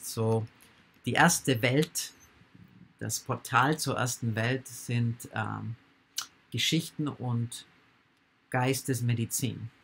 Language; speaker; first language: German; non-native, fluent; English